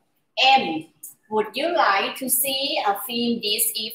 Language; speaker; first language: English; non-native, learner; Thai